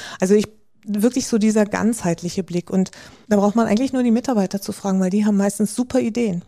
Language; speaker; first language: German; native; German